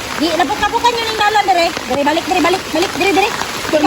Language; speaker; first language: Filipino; non-native, local second language; Cebuano